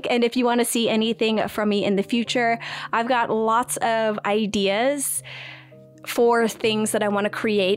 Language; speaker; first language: English; native; English